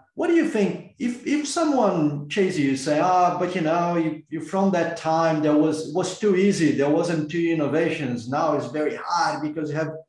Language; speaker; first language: English; non-native, fluent; Portuguese